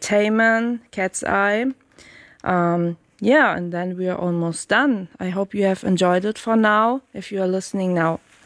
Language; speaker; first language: English; non-native, fluent; German